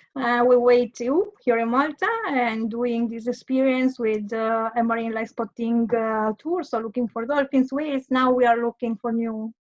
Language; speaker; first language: English; non-native, fluent; Italian